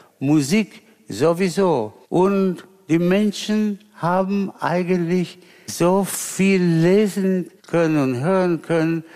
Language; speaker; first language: German; non-native, fluent; Spanish